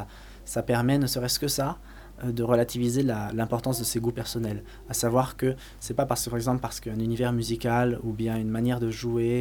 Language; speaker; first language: French; native; French